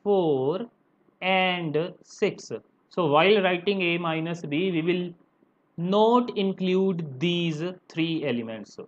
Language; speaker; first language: English; non-native, local second language; Punjabi